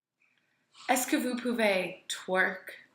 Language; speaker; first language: French; non-native, learner; English